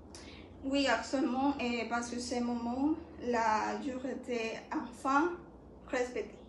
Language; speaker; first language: French; non-native, learner; Spanish